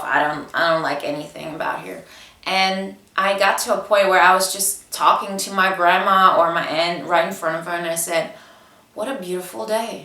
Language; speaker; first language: English; non-native, fluent; Bulgarian